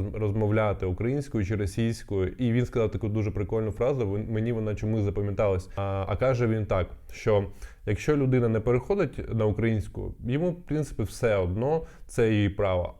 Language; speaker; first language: Ukrainian; non-native, local second language; Russian